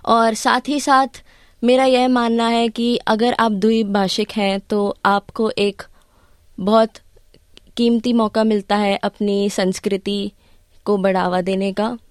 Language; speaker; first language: Hindi; early bilingual, heritage; Hindi